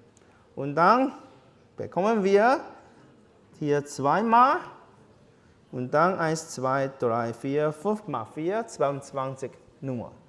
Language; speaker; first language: German; non-native, fluent; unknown